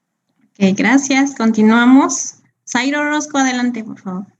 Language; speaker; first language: Spanish; native; Spanish